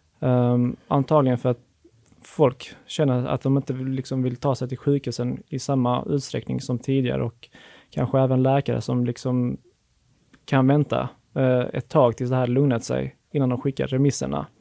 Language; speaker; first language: Swedish; native; Swedish